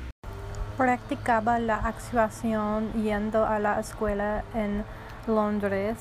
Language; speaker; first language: Spanish; non-native, learner; English